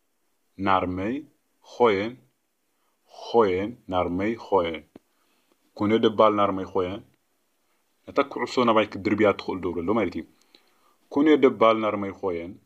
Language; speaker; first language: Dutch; non-native, fluent; Tigrinya